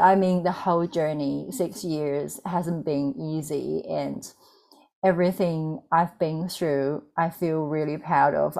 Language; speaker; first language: English; non-native, fluent; Chinese